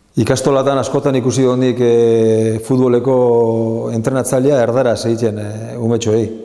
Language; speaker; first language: Basque; native; Basque